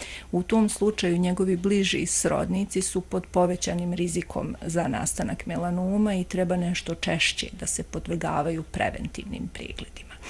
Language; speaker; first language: Croatian; native; Croatian